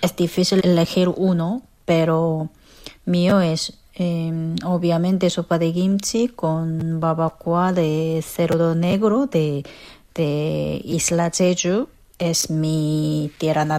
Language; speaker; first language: Spanish; non-native, fluent; Korean